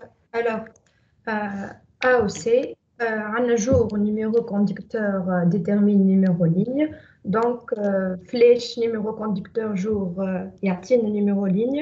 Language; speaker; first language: French; non-native, local second language; Arabic